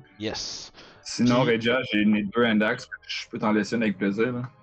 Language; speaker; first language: French; native; French